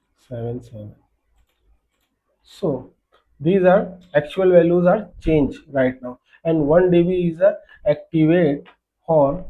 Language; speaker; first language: English; non-native, local second language; Hindi